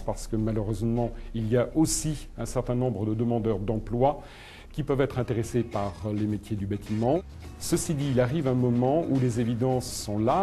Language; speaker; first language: French; native; French